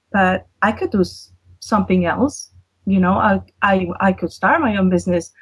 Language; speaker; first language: English; non-native, fluent; Spanish